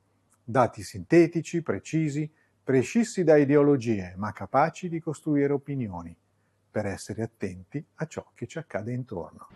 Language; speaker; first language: Italian; native; Italian